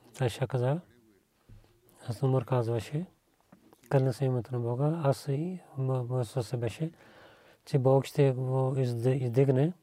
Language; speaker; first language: Bulgarian; non-native, learner; Urdu